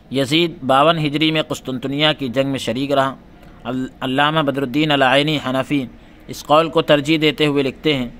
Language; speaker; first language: Urdu; native; Urdu